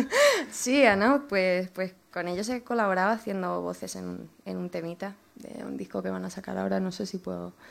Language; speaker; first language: Spanish; native; Spanish